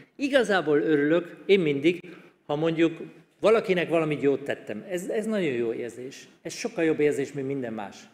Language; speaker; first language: Hungarian; non-native, fluent; German